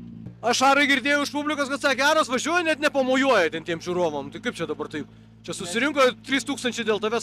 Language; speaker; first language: Lithuanian; native; Lithuanian